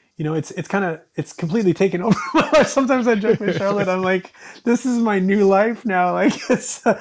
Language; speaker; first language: English; native; English